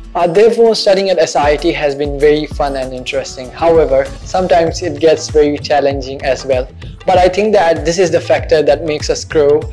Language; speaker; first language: English; non-native, local second language; Urdu